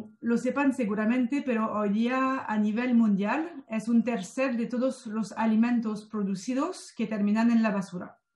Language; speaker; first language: Spanish; non-native, fluent; French